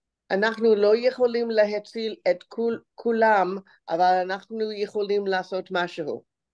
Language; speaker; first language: Hebrew; non-native, learner; English